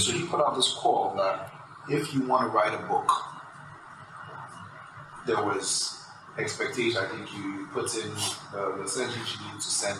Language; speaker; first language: English; non-native, local second language; Akan